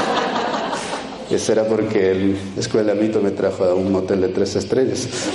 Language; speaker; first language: Spanish; early bilingual, other home language; Quechua